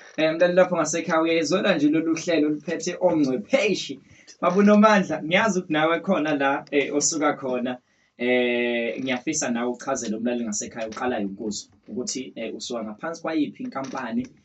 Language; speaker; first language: Zulu; native; Zulu